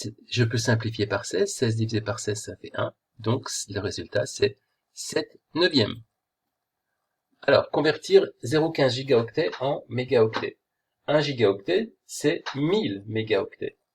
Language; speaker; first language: French; native; French